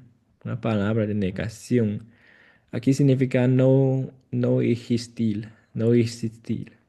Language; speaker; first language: Spanish; non-native, fluent; Chinese